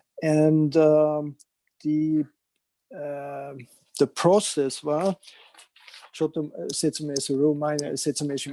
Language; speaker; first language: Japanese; non-native, learner; German